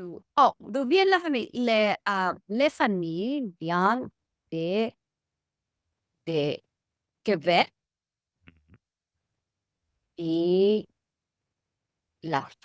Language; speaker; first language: French; non-native, learner; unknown